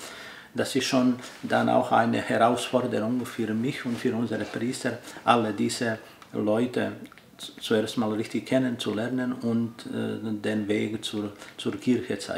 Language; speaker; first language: German; non-native, fluent; Croatian